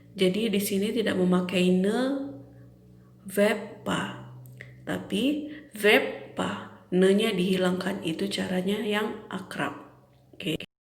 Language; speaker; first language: Indonesian; native; Indonesian